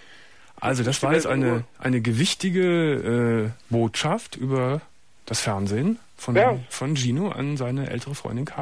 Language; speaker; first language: German; native; German